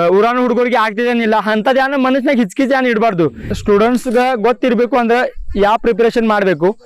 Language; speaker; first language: Kannada; non-native, local second language; Marathi